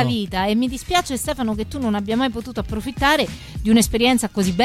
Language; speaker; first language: Italian; native; Italian